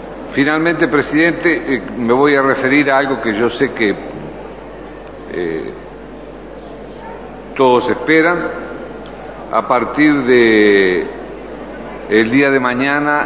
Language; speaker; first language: Spanish; native; Spanish